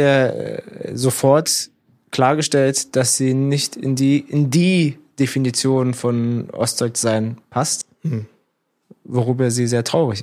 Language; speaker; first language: German; early bilingual, other home language; Turkish